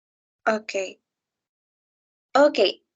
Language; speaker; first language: English; non-native, learner; Spanish